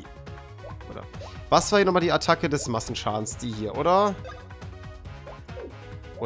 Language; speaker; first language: German; native; German